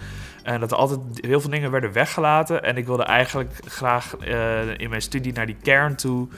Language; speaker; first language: Dutch; native; Dutch